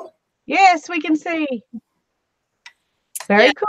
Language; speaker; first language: English; native; English